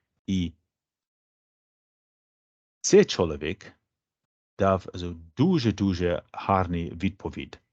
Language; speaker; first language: Ukrainian; non-native, fluent; English